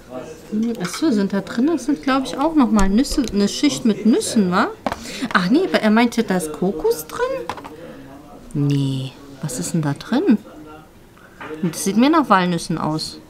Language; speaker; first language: German; native; German